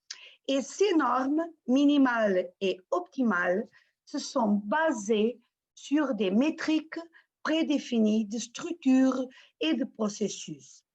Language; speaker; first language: French; non-native, fluent; Portuguese